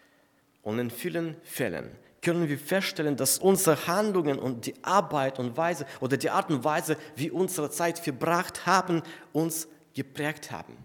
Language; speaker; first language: German; non-native, fluent; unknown